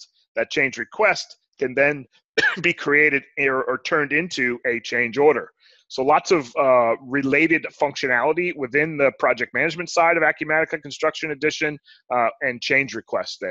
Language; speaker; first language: English; native; English